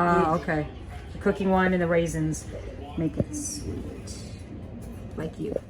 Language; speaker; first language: English; native; English